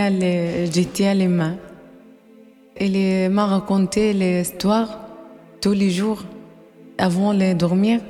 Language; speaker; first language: French; non-native, learner; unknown